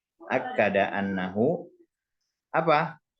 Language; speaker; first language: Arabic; non-native, fluent; Indonesian